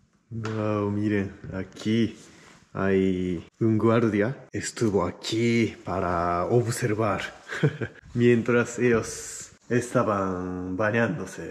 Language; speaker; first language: Spanish; non-native, fluent; Japanese